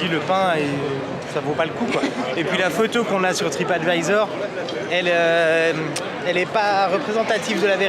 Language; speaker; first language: French; native; French